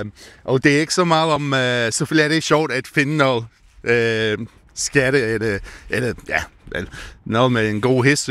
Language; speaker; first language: Danish; non-native, fluent; English